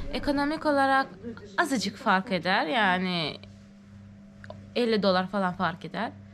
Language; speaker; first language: Turkish; non-native, fluent; Turkmen